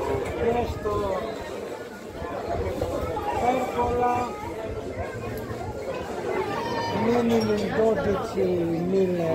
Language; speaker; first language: Italian; non-native, learner; Filipino